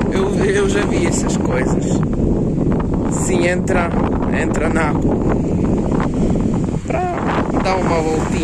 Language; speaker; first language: Portuguese; non-native, fluent; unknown